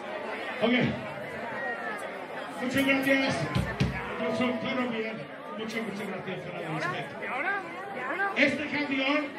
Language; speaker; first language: Spanish; non-native, learner; English